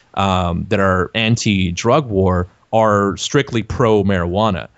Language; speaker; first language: English; native; English